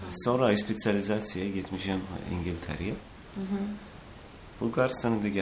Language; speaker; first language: Turkish; non-native, learner; Azerbaijani